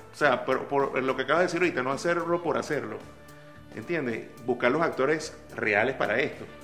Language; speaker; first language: Spanish; native; Spanish